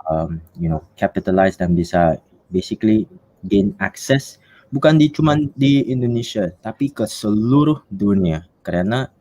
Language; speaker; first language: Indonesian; non-native, fluent; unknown